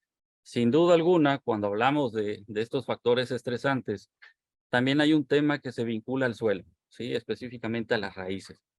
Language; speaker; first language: Spanish; native; Spanish